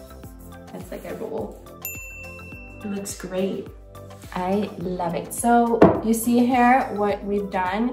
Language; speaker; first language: English; non-native, fluent; Swedish